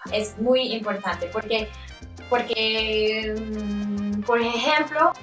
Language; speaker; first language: Spanish; non-native, learner; English